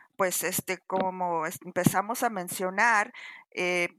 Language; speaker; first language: Spanish; early bilingual, heritage; Spanish